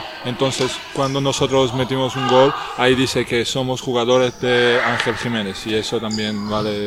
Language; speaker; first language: Spanish; non-native, fluent; Georgian